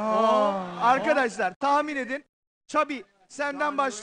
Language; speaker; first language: Turkish; native; Turkish